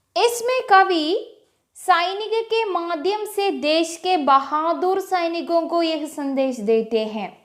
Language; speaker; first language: Hindi; non-native, local second language; Malayalam